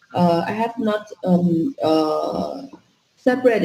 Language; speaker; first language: English; non-native, fluent; Vietnamese